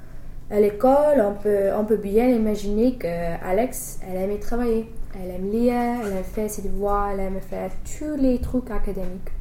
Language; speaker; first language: French; non-native, fluent; English